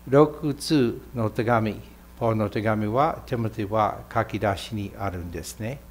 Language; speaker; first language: Japanese; non-native, fluent; English